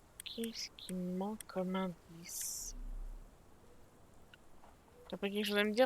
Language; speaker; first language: French; native; French